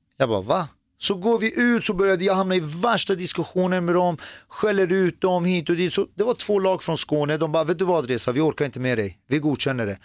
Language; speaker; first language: Swedish; early bilingual, other home language; Persian